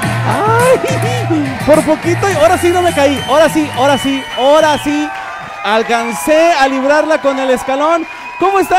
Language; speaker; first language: Spanish; native; Spanish